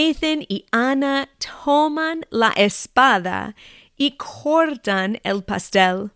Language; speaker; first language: Spanish; non-native, fluent; English